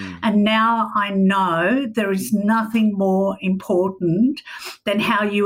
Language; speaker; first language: English; native; English